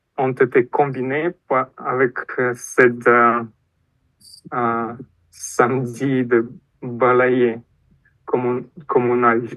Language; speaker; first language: French; non-native, fluent; Russian